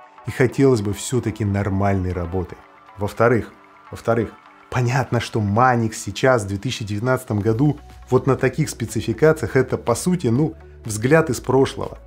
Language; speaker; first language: Russian; native; Russian